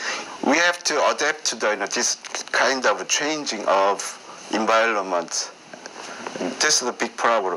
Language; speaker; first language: English; non-native, learner; Korean